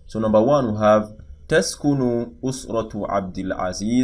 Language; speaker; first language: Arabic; non-native, fluent; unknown